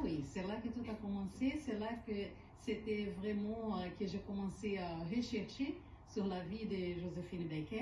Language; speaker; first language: French; non-native, fluent; Portuguese